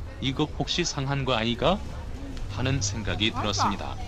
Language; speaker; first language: Korean; native; Korean